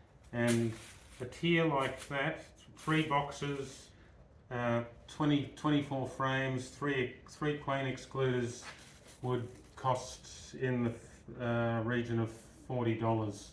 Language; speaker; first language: English; native; English